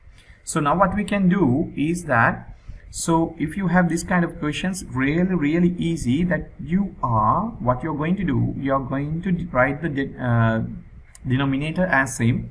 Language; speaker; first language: English; non-native, local second language; Sinhala